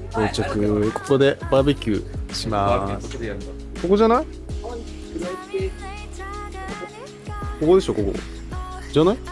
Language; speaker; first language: Japanese; native; Japanese